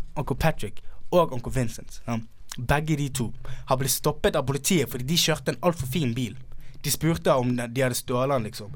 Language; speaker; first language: Norwegian; early bilingual, other home language; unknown